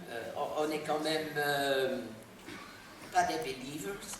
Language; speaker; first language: French; non-native, fluent; Dutch